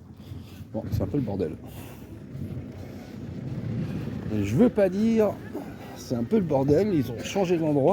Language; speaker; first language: French; native; French